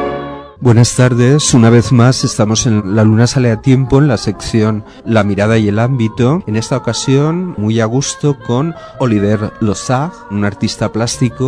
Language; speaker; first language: Spanish; native; Spanish